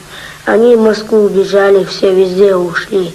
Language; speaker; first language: Russian; non-native, local second language; Chechen